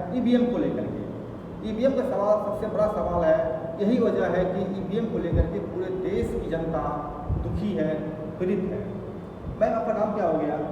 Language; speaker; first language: Hindi; native; Hindi